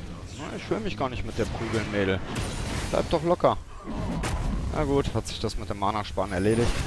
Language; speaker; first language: German; native; German